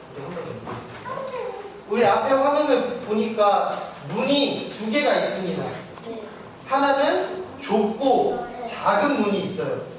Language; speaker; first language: Korean; native; Korean